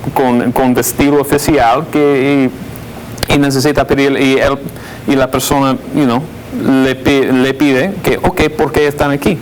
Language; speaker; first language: Spanish; non-native, fluent; English